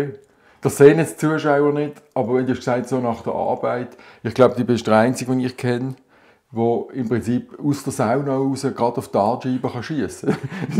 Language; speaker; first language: German; native; German